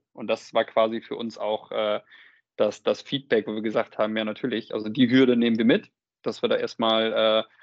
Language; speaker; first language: German; native; German